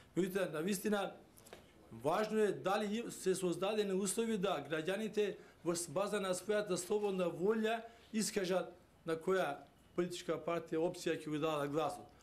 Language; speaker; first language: Macedonian; non-native, local second language; Turkish